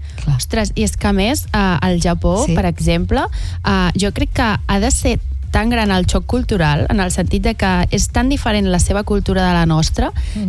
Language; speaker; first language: Catalan; native; Catalan